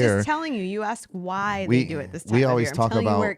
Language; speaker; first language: English; native; English